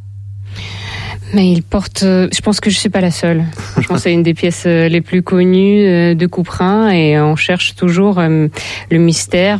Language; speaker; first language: French; non-native, fluent; Russian